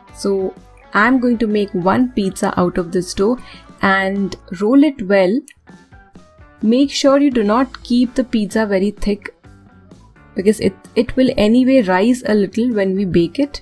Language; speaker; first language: English; non-native, local second language; Hindi